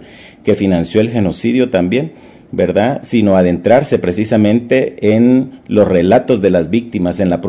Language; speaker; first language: Spanish; native; Spanish